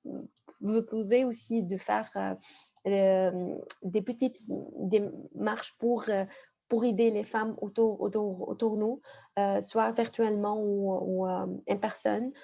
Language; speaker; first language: French; non-native, fluent; Arabic